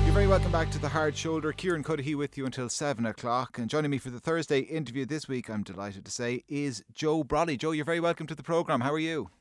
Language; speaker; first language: English; native; English